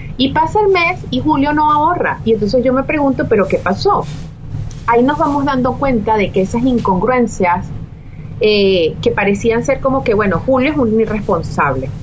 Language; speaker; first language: Spanish; native; Spanish